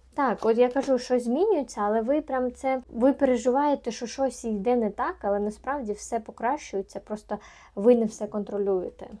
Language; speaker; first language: Ukrainian; native; Ukrainian